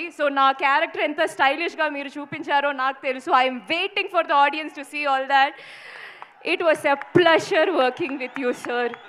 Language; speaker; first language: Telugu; non-native, fluent; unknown